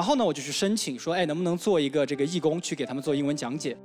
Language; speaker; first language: Chinese; native; Chinese